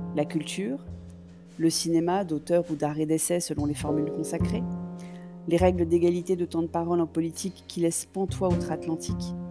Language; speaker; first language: French; native; French